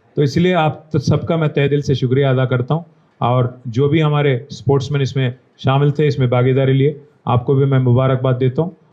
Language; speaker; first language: Hindi; non-native, local second language; Telugu